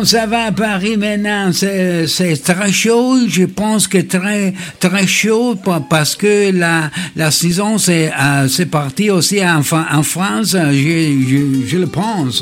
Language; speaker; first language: French; non-native, learner; Italian